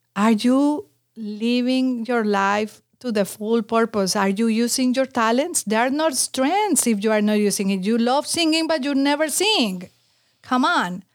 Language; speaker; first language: English; non-native, fluent; Spanish